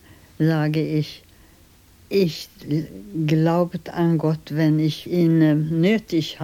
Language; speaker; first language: German; non-native, fluent; Swedish